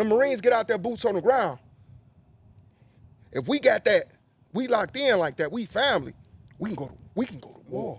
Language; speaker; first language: English; native; English